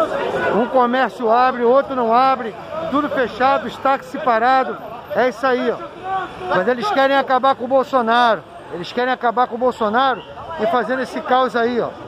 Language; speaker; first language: Portuguese; native; Portuguese